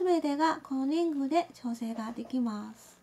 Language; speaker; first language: Japanese; non-native, fluent; Chinese